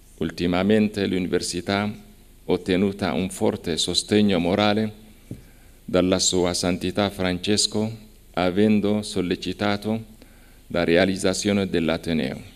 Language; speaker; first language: Italian; non-native, fluent; Amharic